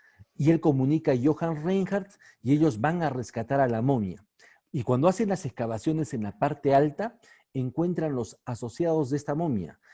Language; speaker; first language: Spanish; native; Spanish